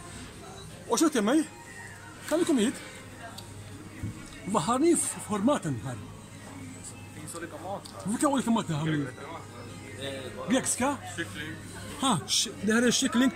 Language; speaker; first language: Swedish; non-native, learner; Kurdish